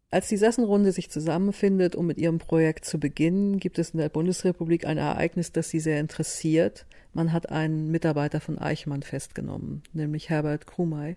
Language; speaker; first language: German; native; German